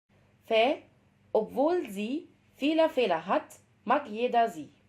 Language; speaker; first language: German; non-native, fluent; Arabic